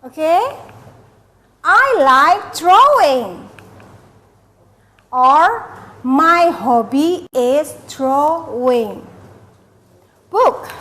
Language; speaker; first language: English; non-native, learner; Indonesian